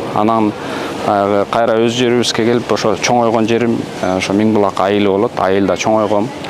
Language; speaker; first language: Kyrgyz; native; Kyrgyz